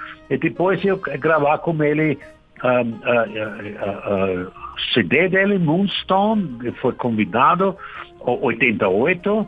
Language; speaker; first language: Portuguese; non-native, learner; German